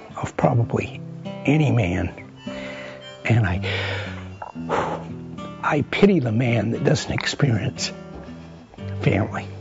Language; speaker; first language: English; native; English